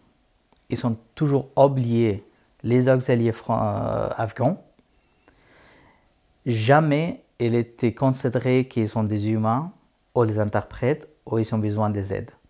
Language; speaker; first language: French; non-native, fluent; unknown